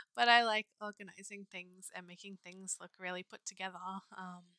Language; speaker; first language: English; native; English